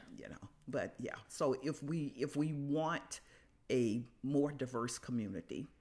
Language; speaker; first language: English; native; English